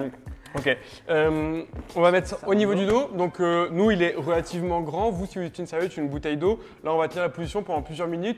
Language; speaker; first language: French; native; French